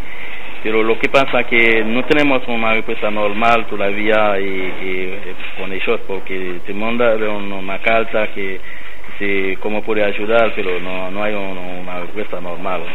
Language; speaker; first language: Spanish; non-native, learner; Haitian Creole